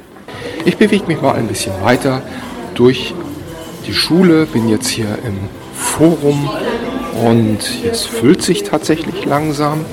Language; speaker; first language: German; native; German